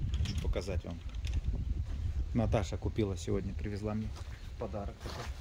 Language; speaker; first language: Russian; native; Russian